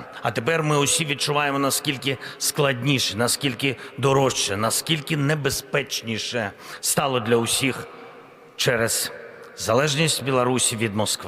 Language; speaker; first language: Ukrainian; non-native, local second language; Russian